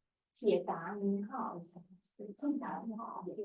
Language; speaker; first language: Chinese; non-native, fluent; English